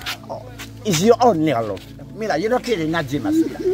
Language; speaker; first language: English; non-native, learner; French